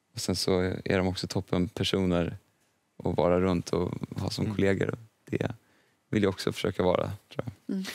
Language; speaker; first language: Swedish; native; Swedish